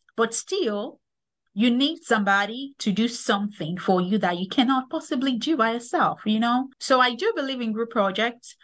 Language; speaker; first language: English; non-native, local second language; Yoruba